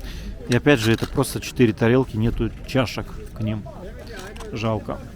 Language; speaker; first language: Russian; native; Russian